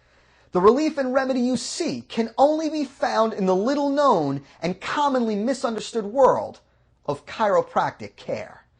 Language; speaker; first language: English; native; English